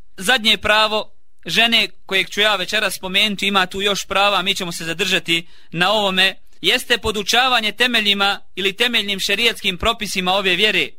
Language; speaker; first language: Bosnian; native; Bosnian